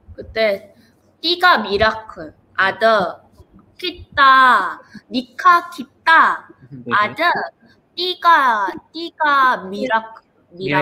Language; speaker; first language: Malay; non-native, learner; Korean